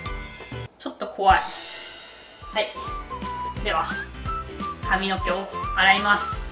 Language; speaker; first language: Japanese; non-native, fluent; German